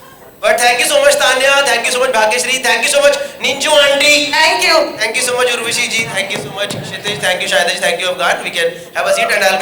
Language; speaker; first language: Hindi; native; Hindi